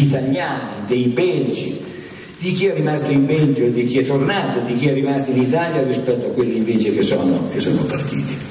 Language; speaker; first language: Italian; native; Italian